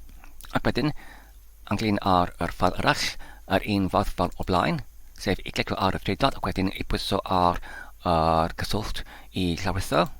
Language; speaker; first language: Welsh; non-native, fluent; English